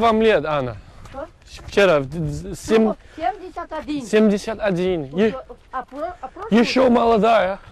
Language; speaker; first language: Russian; non-native, learner; English